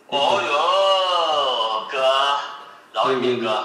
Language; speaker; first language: Korean; non-native, learner; Chinese